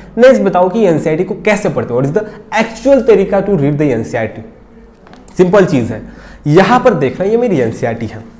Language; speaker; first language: Hindi; non-native, local second language; Marathi